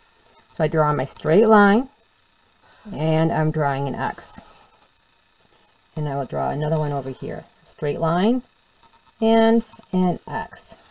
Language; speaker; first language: English; native; English